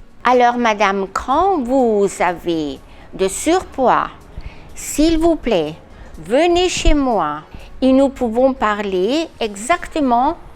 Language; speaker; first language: French; non-native, learner; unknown